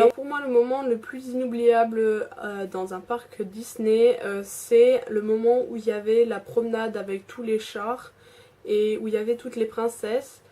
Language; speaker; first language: French; native; French